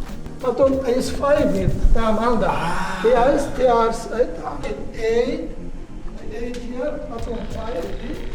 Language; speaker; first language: Russian; non-native, local second language; Georgian